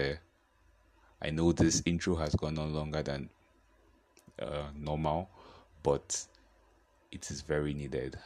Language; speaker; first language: English; non-native, local second language; Yoruba